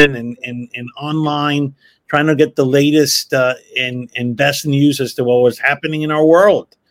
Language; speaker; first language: English; early bilingual, other home language; Spanish